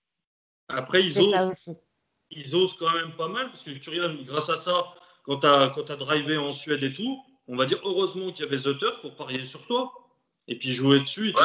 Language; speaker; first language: French; native; French